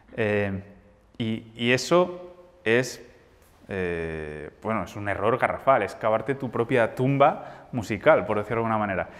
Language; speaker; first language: Spanish; native; Spanish